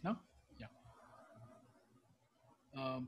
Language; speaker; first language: English; non-native, local second language; Hindi